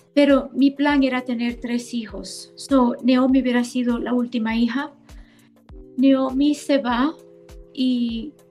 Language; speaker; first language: Spanish; native; Spanish